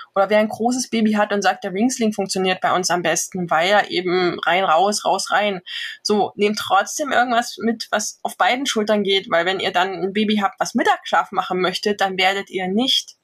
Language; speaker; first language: German; native; German